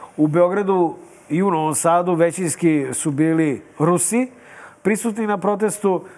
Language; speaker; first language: Serbian; native; Serbian